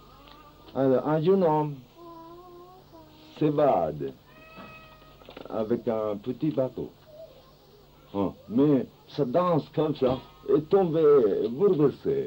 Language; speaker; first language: French; non-native, fluent; Japanese